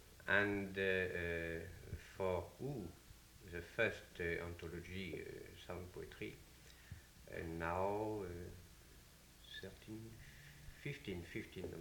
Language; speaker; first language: English; non-native, learner; French